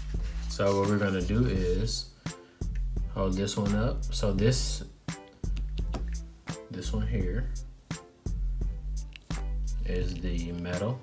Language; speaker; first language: English; native; English